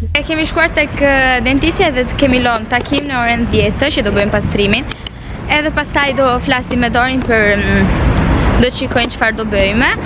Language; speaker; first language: Albanian; early bilingual, heritage; Albanian